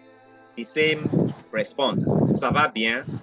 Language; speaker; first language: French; non-native, fluent; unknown